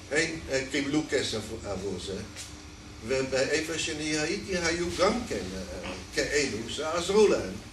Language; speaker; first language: Hebrew; non-native, fluent; Dutch